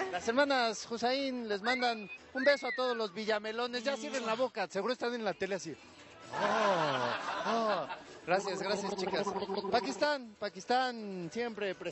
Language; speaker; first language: Spanish; native; Spanish